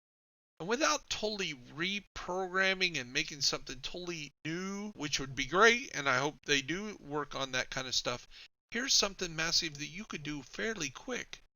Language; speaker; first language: English; native; English